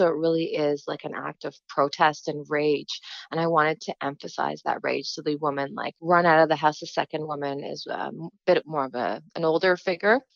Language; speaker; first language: English; native; English